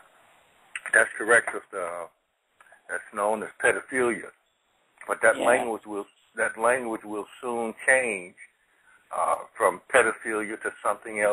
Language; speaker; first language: English; native; English